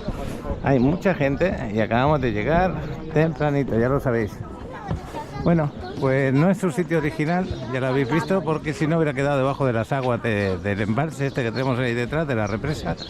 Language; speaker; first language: Spanish; native; Spanish